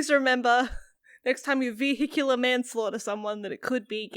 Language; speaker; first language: English; native; English